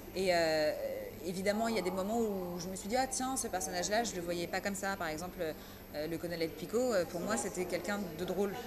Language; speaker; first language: French; early bilingual, other home language; Persian